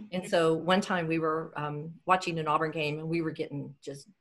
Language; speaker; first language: English; native; English